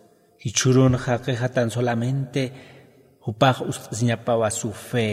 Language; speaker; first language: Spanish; non-native, local second language; Aymara